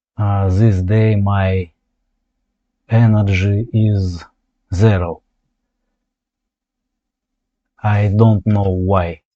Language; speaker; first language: English; non-native, learner; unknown